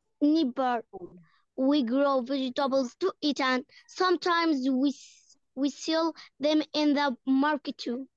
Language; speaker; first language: English; non-native, learner; Arabic